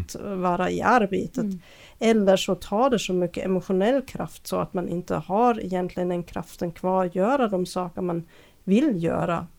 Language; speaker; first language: Swedish; non-native, fluent; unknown